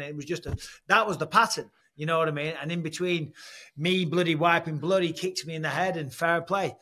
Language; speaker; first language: English; native; English